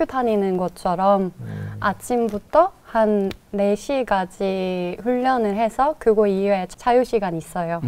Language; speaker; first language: Korean; non-native, fluent; Norwegian